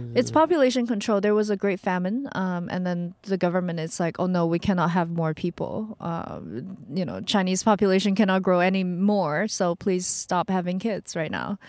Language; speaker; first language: English; early bilingual, other home language; Chinese